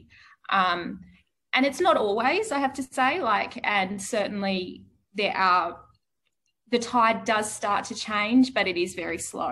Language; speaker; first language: English; native; English